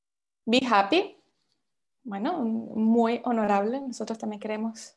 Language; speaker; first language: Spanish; native; Spanish